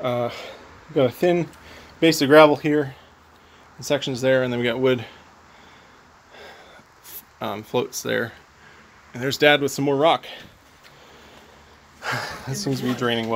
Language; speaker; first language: English; native; English